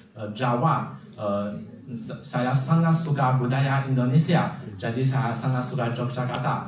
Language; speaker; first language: Indonesian; non-native, fluent; Chinese